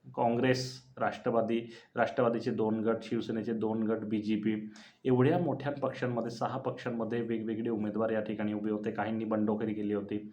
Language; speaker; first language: Marathi; non-native, local second language; Bhili